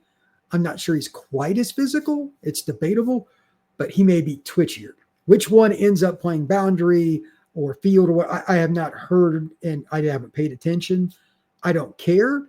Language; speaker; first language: English; native; English